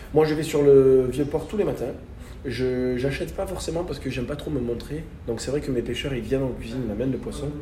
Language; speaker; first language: French; native; French